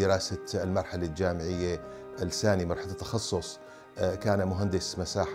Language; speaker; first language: Arabic; native; Arabic